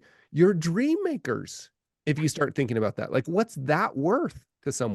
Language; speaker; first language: English; native; English